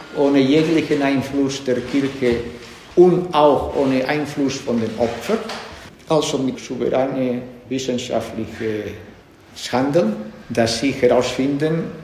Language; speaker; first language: German; non-native, fluent; Spanish